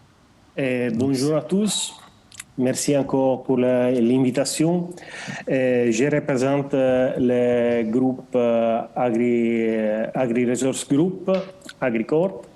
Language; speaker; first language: French; non-native, learner; Portuguese